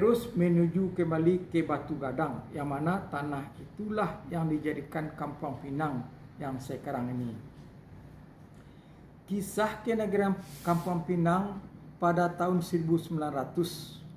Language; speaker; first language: Indonesian; non-native, local second language; Minangkabau